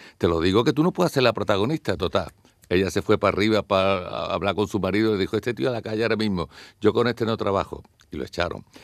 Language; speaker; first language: Spanish; native; Spanish